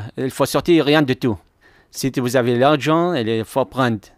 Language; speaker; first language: French; non-native, learner; Arabic